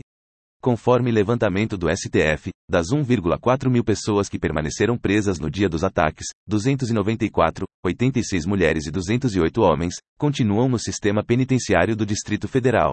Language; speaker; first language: Portuguese; native; Portuguese